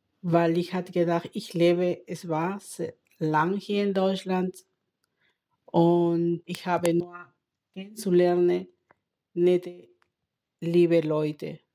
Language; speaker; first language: German; non-native, learner; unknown